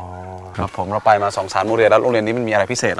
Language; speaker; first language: Thai; native; Thai